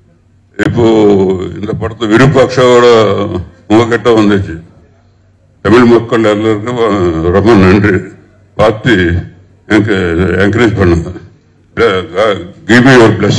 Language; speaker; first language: Tamil; non-native, learner; Telugu